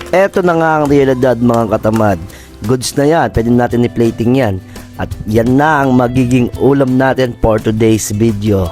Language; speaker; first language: Filipino; non-native, local second language; Pampanga